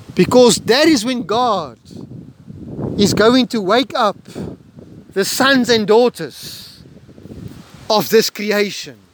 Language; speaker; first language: English; non-native, local second language; Afrikaans